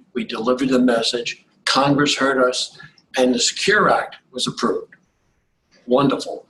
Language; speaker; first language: English; native; English